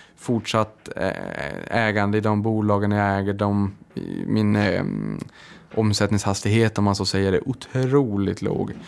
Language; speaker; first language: Swedish; native; Swedish